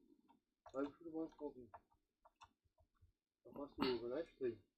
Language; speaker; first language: German; native; German